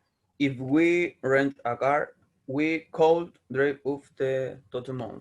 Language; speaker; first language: English; non-native, learner; Spanish